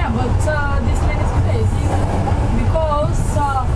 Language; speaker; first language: English; non-native, learner; Bulgarian